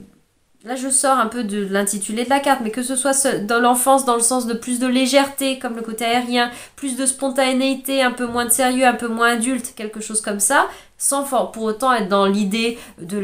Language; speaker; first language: French; native; French